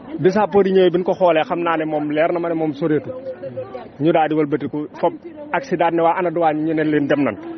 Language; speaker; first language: Wolof; native; Wolof